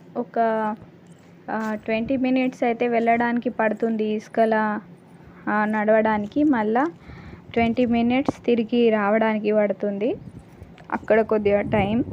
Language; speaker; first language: Telugu; native; Telugu